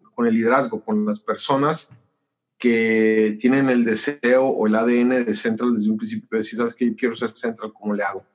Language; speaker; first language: Spanish; native; Spanish